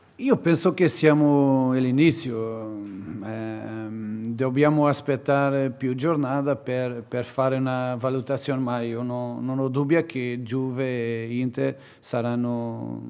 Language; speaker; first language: Italian; non-native, learner; Portuguese